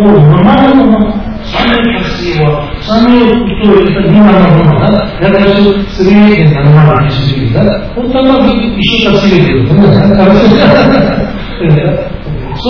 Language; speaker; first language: Russian; non-native, learner; Tibetan